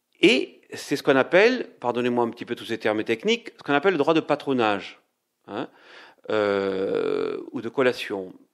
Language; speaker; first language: French; native; French